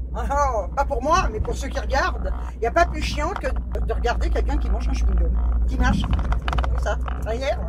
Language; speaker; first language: French; native; French